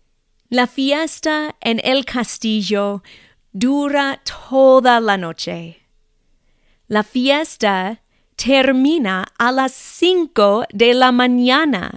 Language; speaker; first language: Spanish; non-native, fluent; English